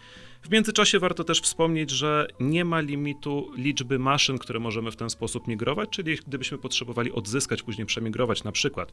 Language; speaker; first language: Polish; native; Polish